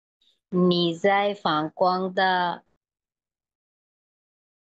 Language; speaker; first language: Chinese; non-native, learner; Bangla